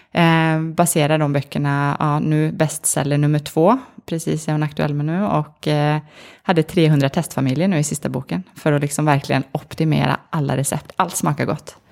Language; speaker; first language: Swedish; native; Swedish